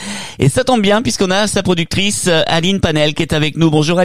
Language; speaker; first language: French; native; French